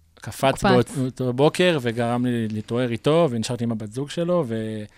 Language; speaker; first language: Hebrew; native; Hebrew